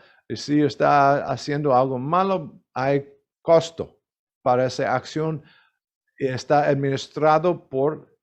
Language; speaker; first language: Spanish; non-native, learner; English